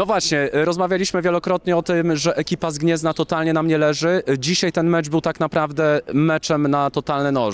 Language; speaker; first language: Polish; native; Polish